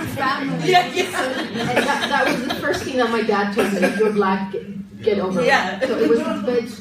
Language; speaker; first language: English; non-native, fluent; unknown